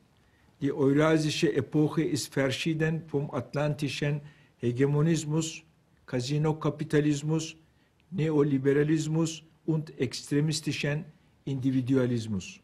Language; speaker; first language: German; non-native, fluent; Turkish